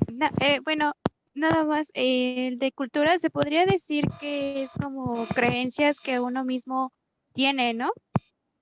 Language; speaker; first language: Spanish; native; Spanish